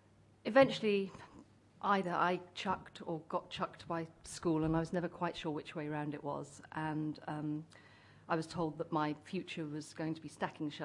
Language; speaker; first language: English; native; English